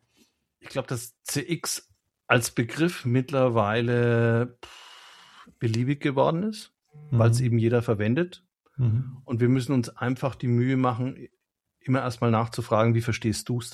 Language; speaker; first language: German; native; German